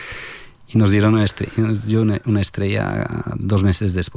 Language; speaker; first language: Spanish; non-native, fluent; French